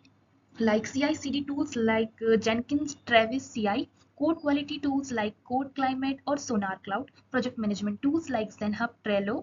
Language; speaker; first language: English; non-native, local second language; Hindi